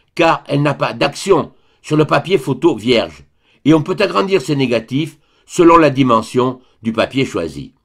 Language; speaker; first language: French; native; French